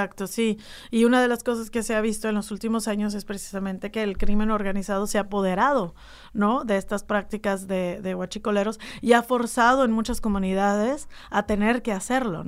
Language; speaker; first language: Spanish; native; Spanish